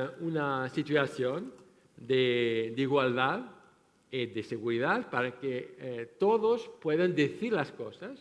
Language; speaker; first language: Spanish; non-native, fluent; French